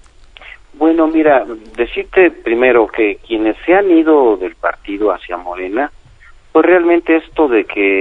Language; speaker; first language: Spanish; native; Spanish